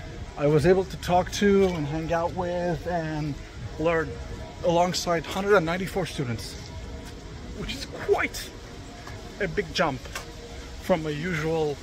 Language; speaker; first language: English; non-native, fluent; Persian